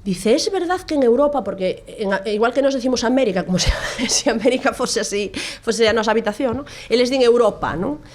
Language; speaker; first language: Spanish; non-native, local second language; Galician